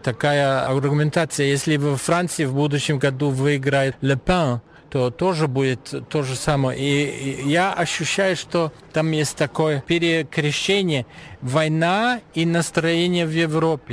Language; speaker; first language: Russian; non-native, fluent; German